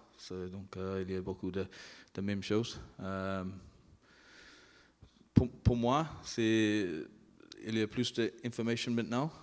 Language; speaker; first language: French; non-native, learner; English